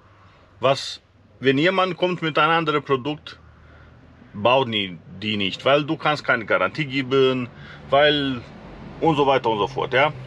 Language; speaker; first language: German; non-native, fluent; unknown